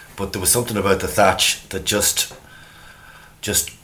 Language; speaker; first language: English; native; English